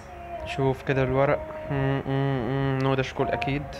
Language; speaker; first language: Arabic; native; Arabic